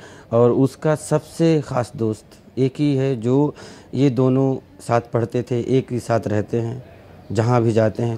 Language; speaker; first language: Hindi; native; Hindi